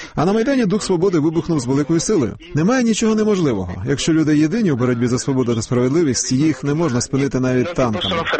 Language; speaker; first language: Ukrainian; non-native, fluent; Italian